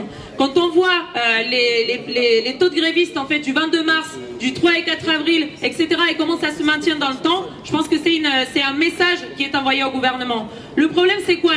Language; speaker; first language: French; native; French